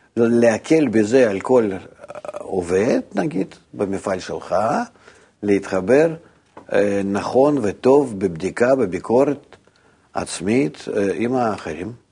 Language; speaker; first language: Hebrew; non-native, fluent; Russian